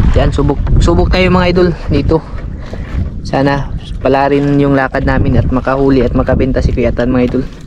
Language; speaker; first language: Filipino; native; Filipino